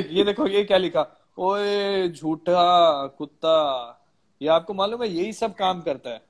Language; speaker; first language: Hindi; non-native, local second language; Punjabi